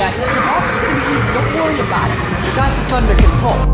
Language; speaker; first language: English; native; English